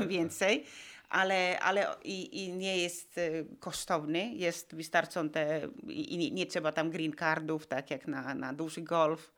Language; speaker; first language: Polish; non-native, fluent; Finnish